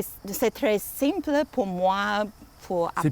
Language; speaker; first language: French; non-native, learner; Chinese